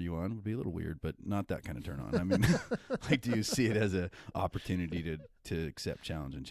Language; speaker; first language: English; native; English